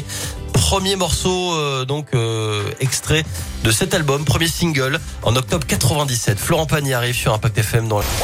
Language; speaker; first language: French; native; French